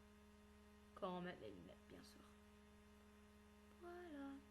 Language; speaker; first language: French; non-native, learner; English